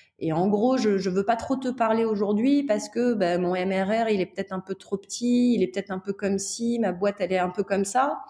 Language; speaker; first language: French; native; French